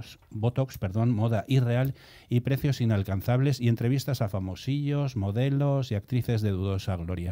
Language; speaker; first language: Spanish; native; Spanish